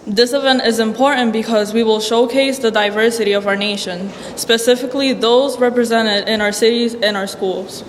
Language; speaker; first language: English; early bilingual, other home language; Spanish